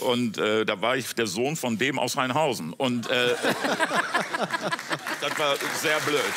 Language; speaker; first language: German; native; German